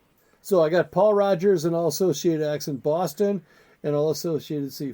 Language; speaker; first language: English; native; English